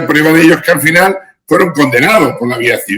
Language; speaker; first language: Spanish; native; Spanish